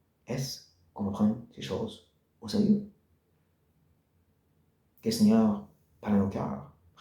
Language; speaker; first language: French; native; French